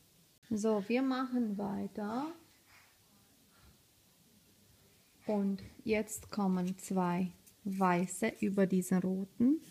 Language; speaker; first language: German; non-native, fluent; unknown